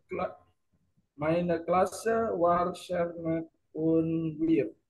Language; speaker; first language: German; non-native, learner; Indonesian